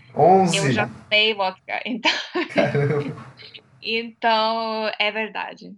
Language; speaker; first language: Portuguese; non-native, fluent; Estonian